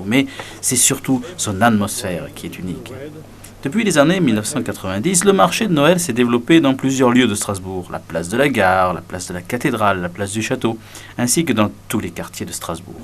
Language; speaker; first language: French; native; French